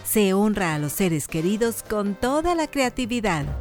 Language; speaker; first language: Spanish; native; Spanish